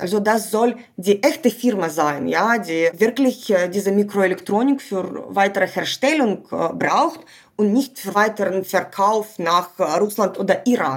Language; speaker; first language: German; non-native, fluent; Ukrainian